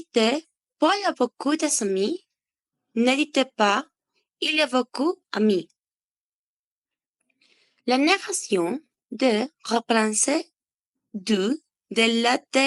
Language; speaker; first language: French; non-native, learner; Spanish